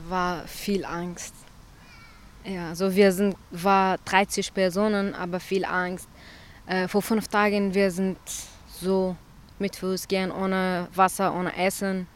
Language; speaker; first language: German; non-native, learner; Central Kurdish